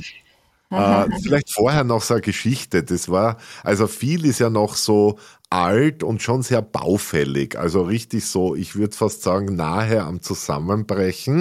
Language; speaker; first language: German; native; German